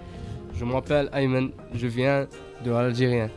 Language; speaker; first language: French; non-native, learner; Arabic